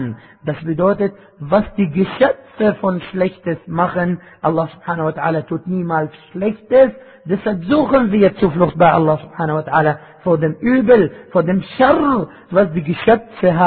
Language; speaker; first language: German; non-native, fluent; Arabic